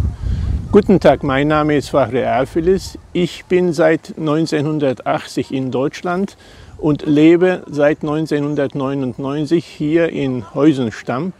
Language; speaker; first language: German; non-native, fluent; Turkish